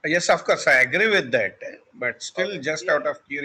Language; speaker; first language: English; non-native, local second language; Telugu